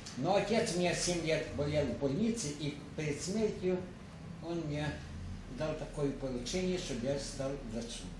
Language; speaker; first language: Russian; non-native, local second language; Ukrainian